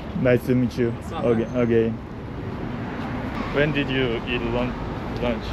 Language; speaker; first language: English; non-native, learner; Korean